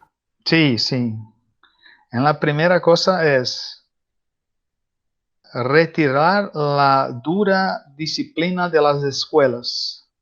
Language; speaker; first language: Spanish; non-native, learner; Portuguese